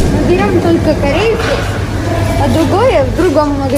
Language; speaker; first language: Russian; early bilingual, heritage; Russian